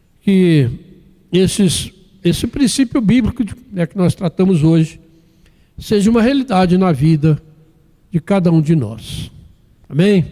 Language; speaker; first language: Portuguese; native; Portuguese